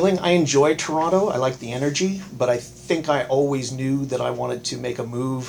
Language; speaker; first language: English; native; English